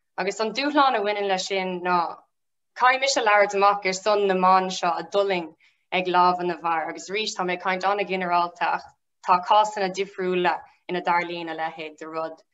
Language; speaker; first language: Irish; non-native, local second language; English